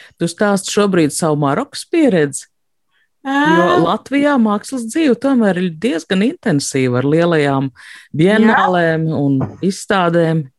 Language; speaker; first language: Latvian; native; Latvian